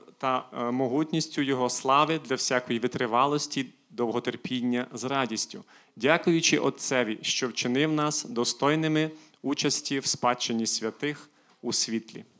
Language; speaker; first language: Ukrainian; native; Ukrainian